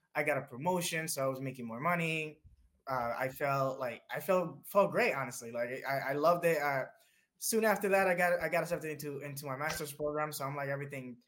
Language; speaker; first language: English; early bilingual, other home language; Spanish